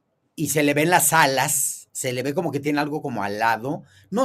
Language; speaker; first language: Spanish; native; Spanish